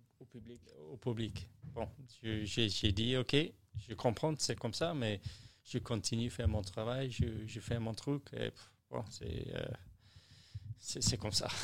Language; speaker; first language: French; non-native, learner; English